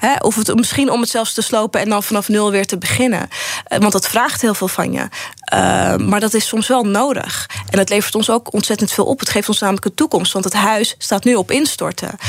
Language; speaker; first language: Dutch; early bilingual, other home language; Arabic